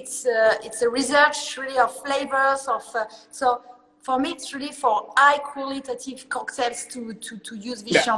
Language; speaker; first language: English; non-native, learner; French